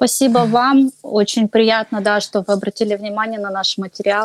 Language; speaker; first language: Russian; native; Russian